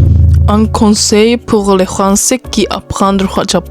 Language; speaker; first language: French; non-native, learner; Japanese